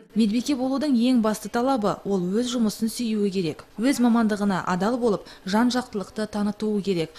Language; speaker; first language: Kazakh; native; Kazakh